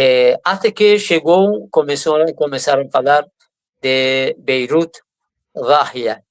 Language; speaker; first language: Portuguese; non-native, fluent; Persian